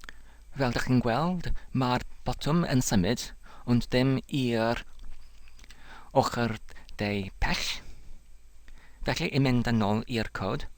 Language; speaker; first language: Welsh; non-native, learner; English